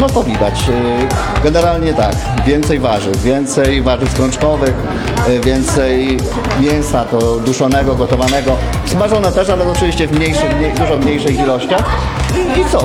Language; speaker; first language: Polish; native; Polish